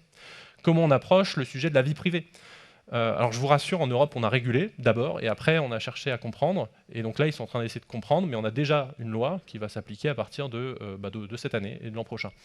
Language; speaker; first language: French; native; French